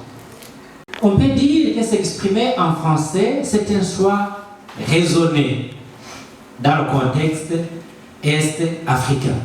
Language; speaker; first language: French; non-native, local second language; Rundi